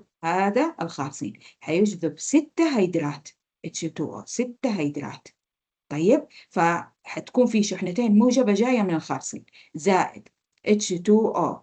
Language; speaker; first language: Arabic; native; Arabic